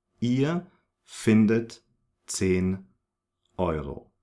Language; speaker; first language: German; non-native, fluent; English